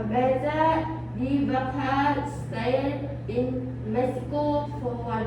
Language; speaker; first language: English; non-native, learner; Vietnamese